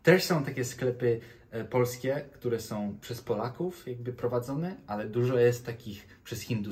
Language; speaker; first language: Polish; early bilingual, heritage; Polish